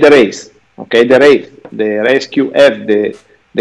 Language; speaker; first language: English; non-native, learner; Italian